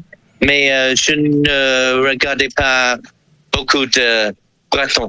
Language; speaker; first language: French; non-native, learner; English